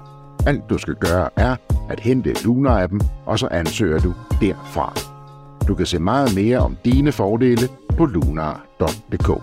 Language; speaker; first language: Danish; native; Danish